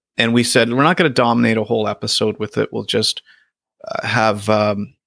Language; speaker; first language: English; native; English